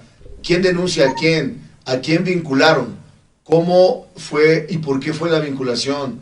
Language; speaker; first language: Spanish; native; Spanish